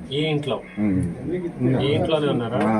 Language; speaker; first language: Telugu; native; Telugu